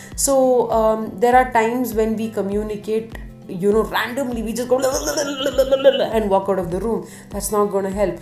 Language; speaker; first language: English; non-native, local second language; Tamil